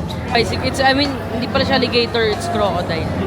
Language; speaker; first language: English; non-native, local second language; Filipino